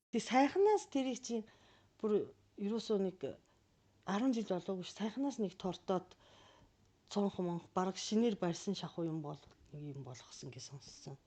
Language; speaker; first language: Mongolian; non-native, fluent; Japanese